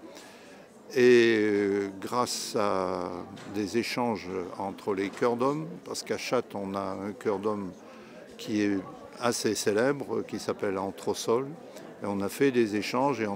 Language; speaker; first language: French; native; French